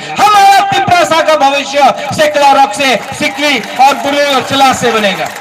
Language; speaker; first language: Hindi; non-native, local second language; Kok Borok